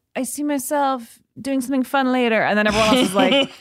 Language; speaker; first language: English; native; English